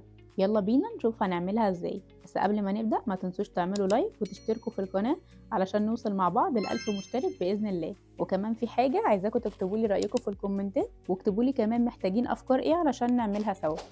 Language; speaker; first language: Arabic; native; Arabic